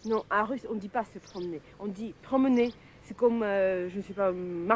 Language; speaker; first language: French; non-native, fluent; Russian